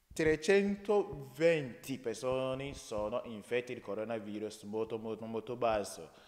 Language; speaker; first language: Italian; non-native, learner; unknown